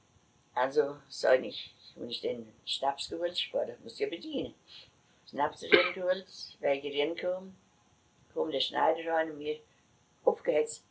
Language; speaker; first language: German; native; German